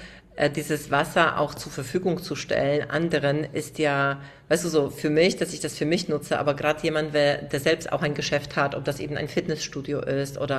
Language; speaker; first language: German; native; German